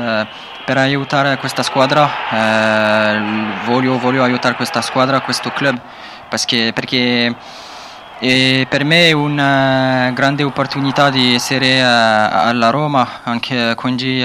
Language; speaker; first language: Italian; non-native, learner; French